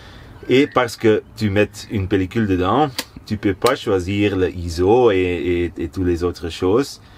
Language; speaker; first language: French; non-native, local second language; Dutch